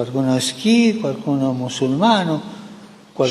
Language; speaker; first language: Italian; non-native, fluent; Spanish